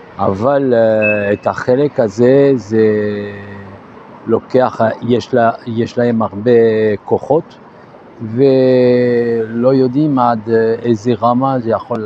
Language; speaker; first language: Hebrew; non-native, fluent; French